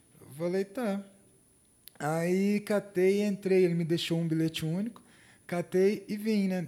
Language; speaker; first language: Portuguese; native; Portuguese